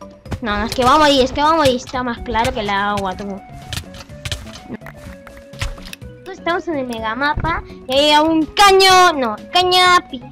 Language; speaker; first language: Spanish; native; Spanish